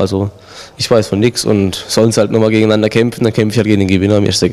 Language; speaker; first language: German; native; German